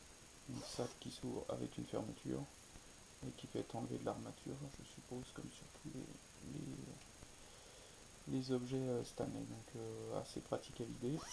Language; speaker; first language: French; native; French